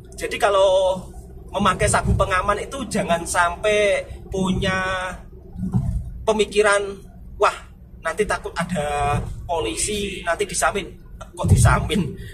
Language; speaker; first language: Indonesian; native; Indonesian